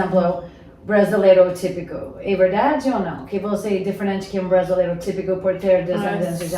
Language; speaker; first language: Portuguese; non-native, fluent; English